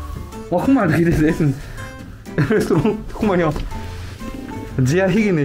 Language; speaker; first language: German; non-native, learner; Korean